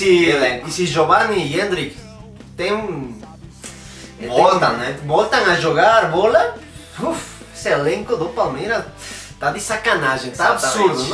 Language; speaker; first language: Portuguese; non-native, fluent; Spanish